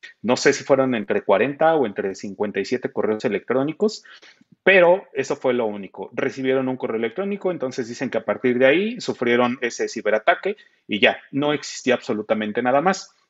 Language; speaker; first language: Spanish; native; Spanish